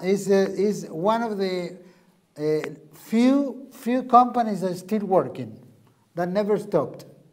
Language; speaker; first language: English; non-native, learner; Spanish